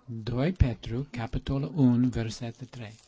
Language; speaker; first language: Romanian; non-native, learner; English